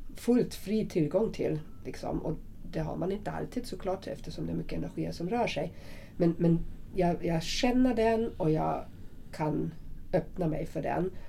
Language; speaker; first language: Swedish; non-native, fluent; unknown